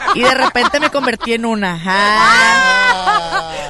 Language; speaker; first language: Spanish; native; Spanish